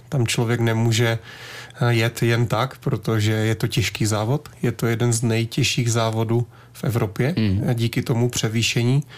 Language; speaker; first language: Czech; native; Czech